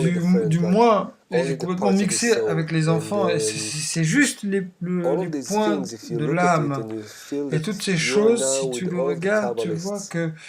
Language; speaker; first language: French; non-native, fluent; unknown